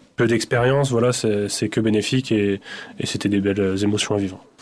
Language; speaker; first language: French; native; French